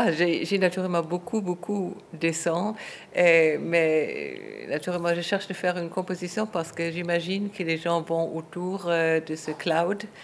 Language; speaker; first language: French; non-native, fluent; German